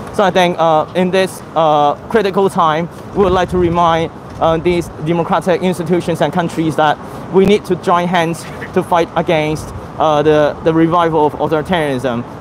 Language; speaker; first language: English; non-native, local second language; Cantonese